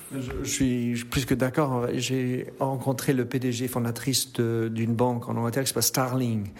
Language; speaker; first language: French; native; French